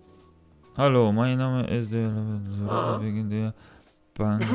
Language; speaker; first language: German; non-native, learner; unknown